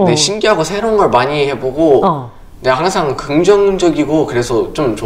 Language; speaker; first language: Korean; early bilingual, other home language; English